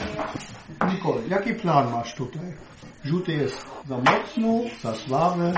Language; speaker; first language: Polish; non-native, learner; German